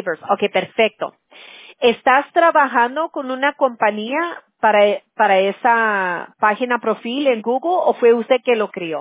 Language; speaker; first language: Spanish; early bilingual, heritage; Spanish